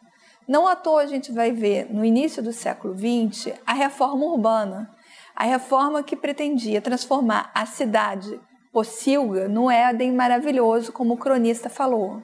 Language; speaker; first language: Portuguese; native; Portuguese